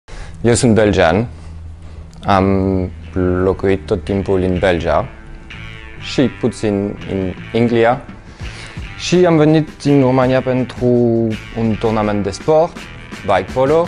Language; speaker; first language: Romanian; non-native, learner; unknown